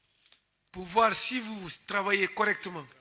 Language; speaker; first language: French; native; French